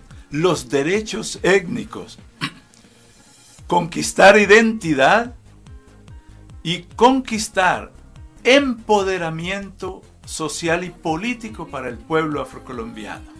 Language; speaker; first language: Spanish; native; Spanish